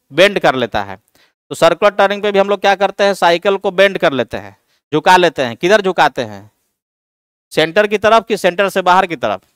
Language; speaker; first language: Hindi; native; Hindi